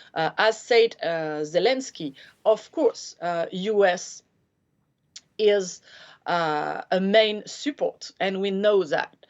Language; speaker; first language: English; non-native, fluent; French